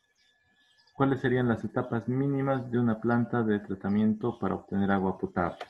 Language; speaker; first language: Spanish; native; Spanish